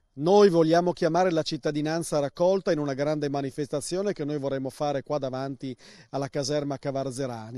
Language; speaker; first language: Italian; native; Italian